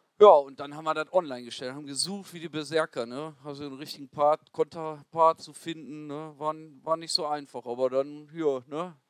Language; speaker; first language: German; native; German